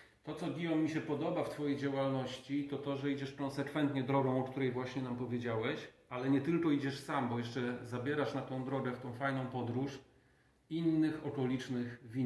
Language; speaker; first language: Polish; native; Polish